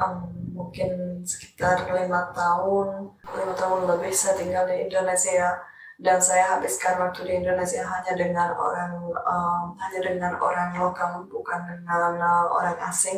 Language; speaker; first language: Indonesian; non-native, fluent; Czech